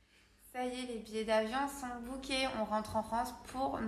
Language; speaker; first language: French; native; French